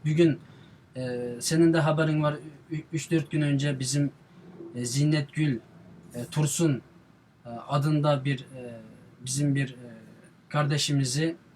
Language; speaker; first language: Turkish; non-native, fluent; Uyghur